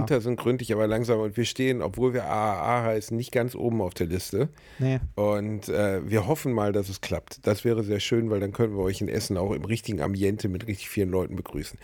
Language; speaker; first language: German; native; German